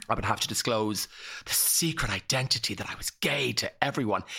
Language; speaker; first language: English; native; English